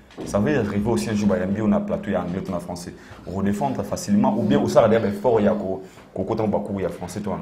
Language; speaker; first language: French; non-native, local second language; Lingala